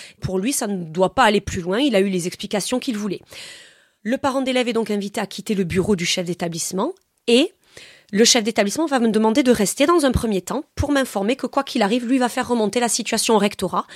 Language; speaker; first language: French; native; French